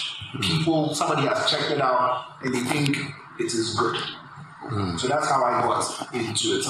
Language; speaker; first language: English; non-native, local second language; Akan